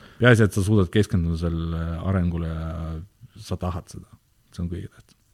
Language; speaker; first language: Estonian; non-native, local second language; Russian